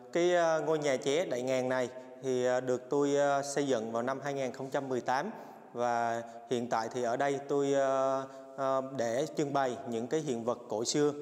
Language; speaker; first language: Vietnamese; native; Vietnamese